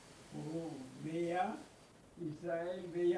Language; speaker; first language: Hebrew; non-native, learner; German